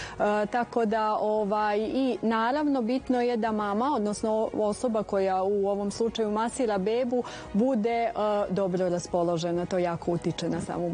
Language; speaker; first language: Serbian; native; Serbian